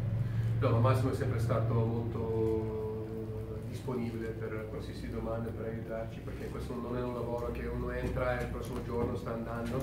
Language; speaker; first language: Italian; non-native, fluent; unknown